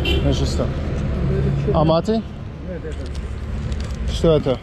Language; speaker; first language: Russian; non-native, learner; English